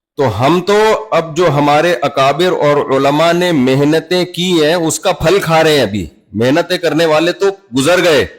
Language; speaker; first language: Urdu; native; Urdu